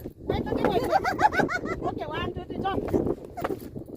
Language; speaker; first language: English; non-native, learner; Filipino